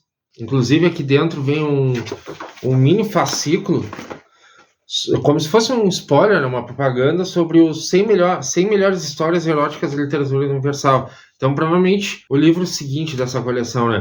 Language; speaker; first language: Portuguese; native; Portuguese